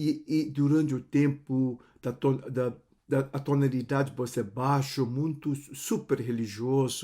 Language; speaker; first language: Portuguese; non-native, fluent; Cantonese